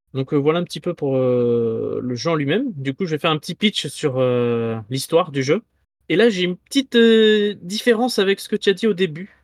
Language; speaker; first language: French; native; French